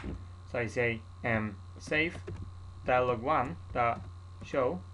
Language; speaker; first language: English; non-native, fluent; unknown